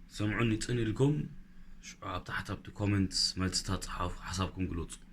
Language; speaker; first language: Tigrinya; early bilingual, heritage; Tigrinya